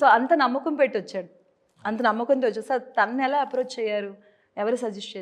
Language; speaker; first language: Telugu; native; Telugu